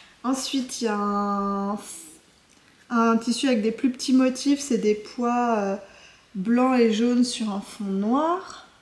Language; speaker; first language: French; native; French